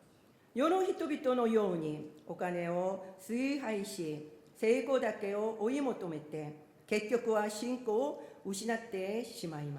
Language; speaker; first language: Japanese; non-native, fluent; Korean